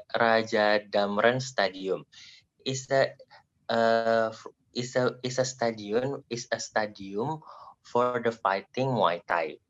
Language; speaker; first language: English; non-native, learner; Indonesian